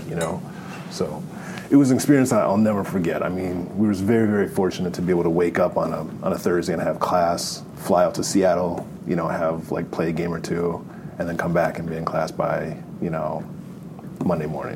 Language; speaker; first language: English; native; English